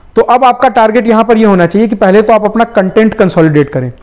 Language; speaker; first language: Hindi; native; Hindi